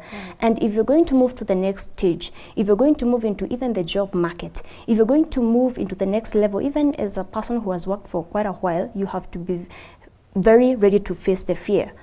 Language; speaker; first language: English; non-native, local second language; Kikuyu